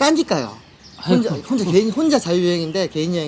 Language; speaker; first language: Korean; native; Korean